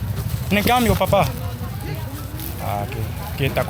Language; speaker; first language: Spanish; non-native, learner; English